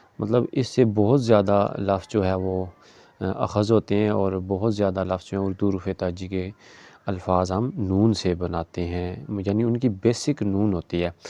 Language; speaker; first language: Urdu; non-native, local second language; Punjabi